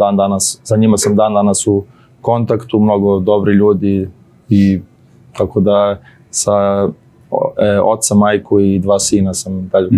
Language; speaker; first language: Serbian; early bilingual, heritage; Serbian